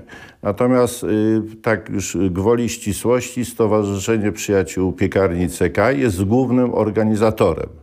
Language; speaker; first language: Polish; native; Polish